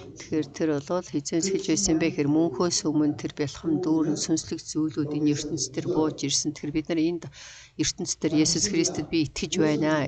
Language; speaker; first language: Mongolian; non-native, fluent; Korean